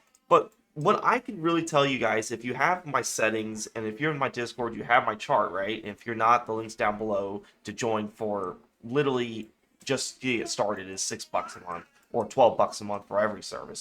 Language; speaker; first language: English; native; English